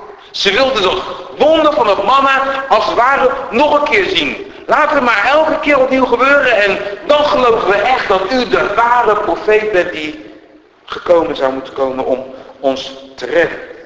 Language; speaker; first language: Dutch; native; Dutch